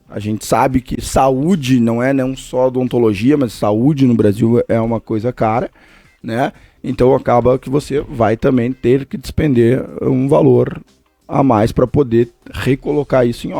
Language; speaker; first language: Portuguese; native; Portuguese